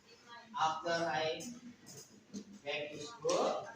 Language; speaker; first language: English; non-native, learner; Indonesian